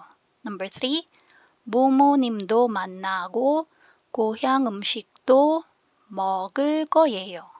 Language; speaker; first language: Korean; non-native, fluent; Filipino